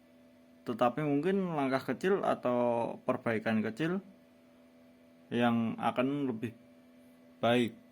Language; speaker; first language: Indonesian; native; Indonesian